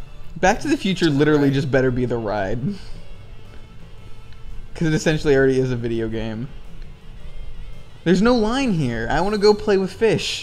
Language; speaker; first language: English; native; English